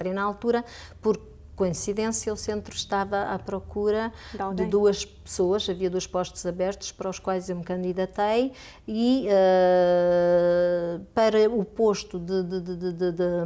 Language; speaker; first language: Portuguese; native; Portuguese